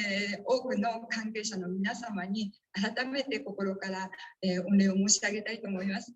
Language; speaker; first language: Japanese; native; Japanese